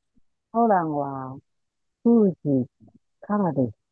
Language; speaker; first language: Japanese; non-native, learner; Chinese